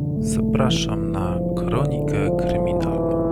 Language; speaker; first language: Polish; native; Polish